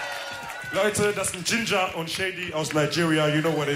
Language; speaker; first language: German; early bilingual, other home language; Wolof